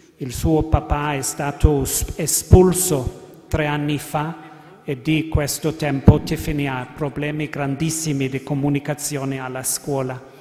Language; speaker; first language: Italian; non-native, learner; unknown